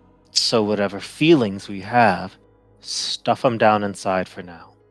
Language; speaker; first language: English; native; English